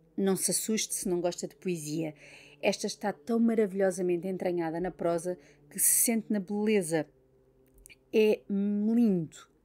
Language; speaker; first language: Portuguese; native; Portuguese